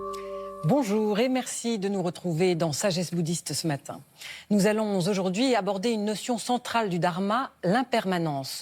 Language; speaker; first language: French; native; French